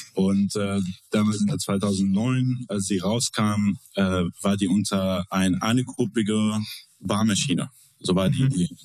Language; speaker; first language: German; non-native, fluent; Arabic